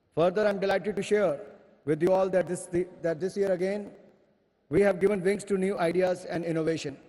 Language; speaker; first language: English; non-native, local second language; Hindi